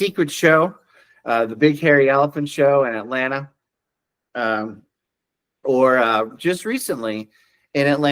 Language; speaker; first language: English; native; English